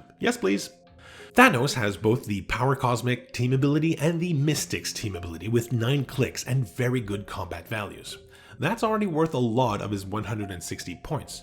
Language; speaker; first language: English; native; English